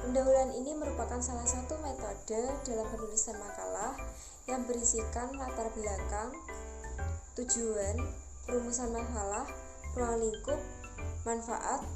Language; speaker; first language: Indonesian; native; Indonesian